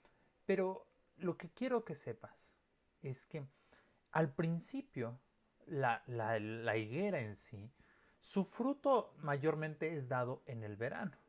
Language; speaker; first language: Spanish; native; Spanish